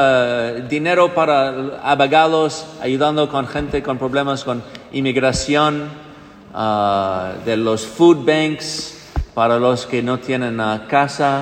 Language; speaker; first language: Spanish; non-native, fluent; English